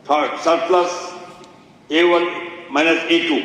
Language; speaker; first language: English; non-native, local second language; Bangla